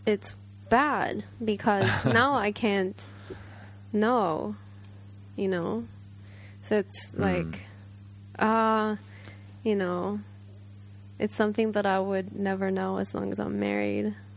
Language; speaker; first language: English; non-native, fluent; Japanese